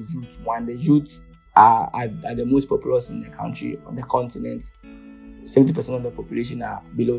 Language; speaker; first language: English; non-native, local second language; Akan